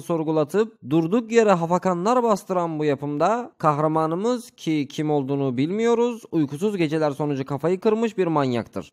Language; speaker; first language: Turkish; native; Turkish